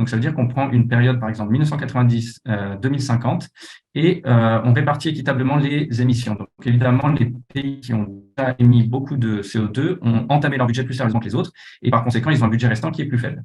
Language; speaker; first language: French; native; French